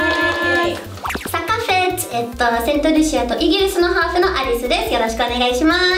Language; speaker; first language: Japanese; non-native, fluent; English